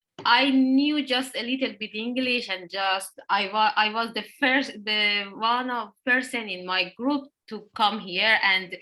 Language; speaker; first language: English; non-native, learner; Persian